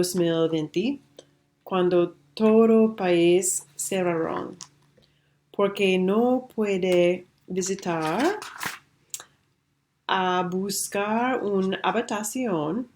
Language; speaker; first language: Spanish; non-native, learner; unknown